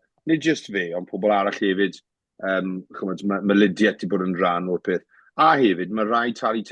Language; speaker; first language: Welsh; native; Welsh